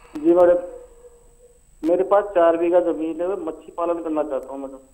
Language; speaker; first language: Hindi; native; Hindi